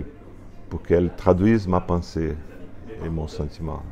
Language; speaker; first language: French; non-native, fluent; Portuguese